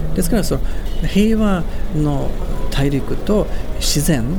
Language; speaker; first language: Japanese; non-native, fluent; Swedish